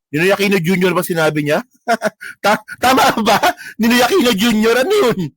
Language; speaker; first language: Filipino; non-native, local second language; Hiligaynon